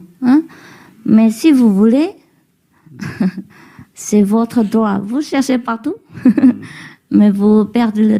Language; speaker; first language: French; non-native, learner; Chinese